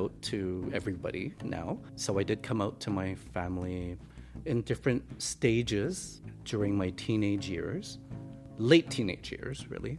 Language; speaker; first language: English; native; English